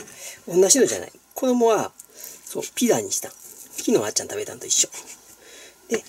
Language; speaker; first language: Japanese; native; Japanese